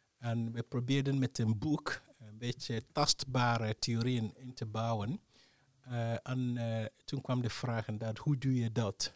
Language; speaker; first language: Dutch; non-native, fluent; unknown